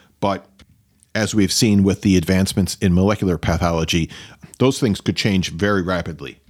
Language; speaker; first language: English; native; English